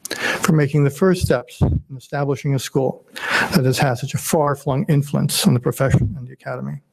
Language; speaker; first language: English; native; English